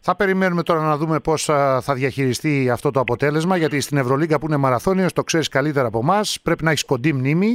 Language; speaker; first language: Greek; native; Greek